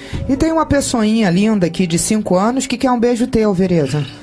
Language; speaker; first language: Portuguese; native; Portuguese